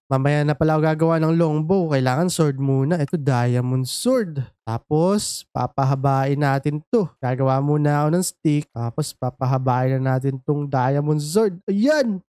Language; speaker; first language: Filipino; native; Filipino